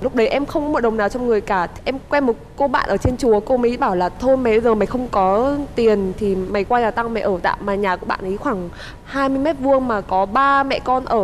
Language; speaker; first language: Vietnamese; native; Vietnamese